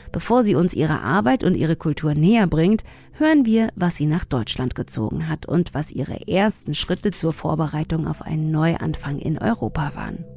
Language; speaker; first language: German; early bilingual, other home language; Tigrinya